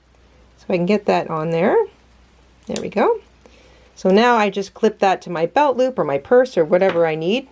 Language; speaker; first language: English; native; English